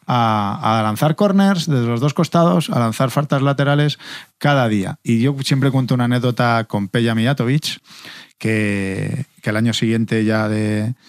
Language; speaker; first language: Spanish; native; Spanish